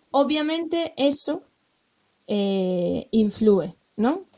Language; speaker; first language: Spanish; non-native, local second language; Galician